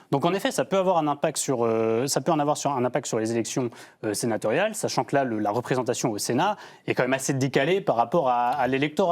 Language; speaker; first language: French; native; French